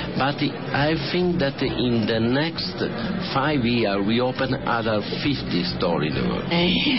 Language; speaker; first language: English; non-native, learner; Italian